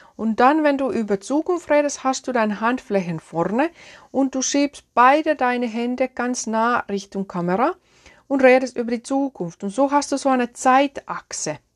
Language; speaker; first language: German; non-native, fluent; Finnish